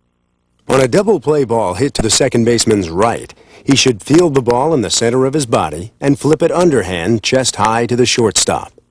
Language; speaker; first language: English; native; English